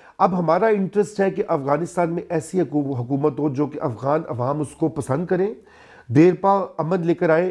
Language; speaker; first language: Urdu; non-native, local second language; Punjabi